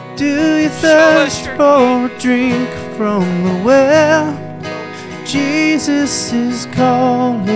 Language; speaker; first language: English; native; English